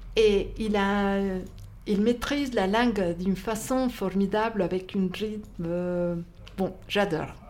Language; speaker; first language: French; non-native, fluent; Spanish